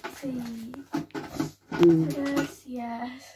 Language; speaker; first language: Spanish; early bilingual, other home language; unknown